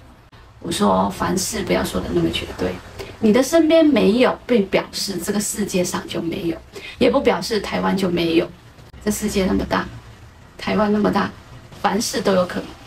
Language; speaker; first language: Chinese; native; Chinese